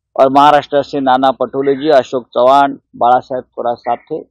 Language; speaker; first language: Hindi; non-native, local second language; Marathi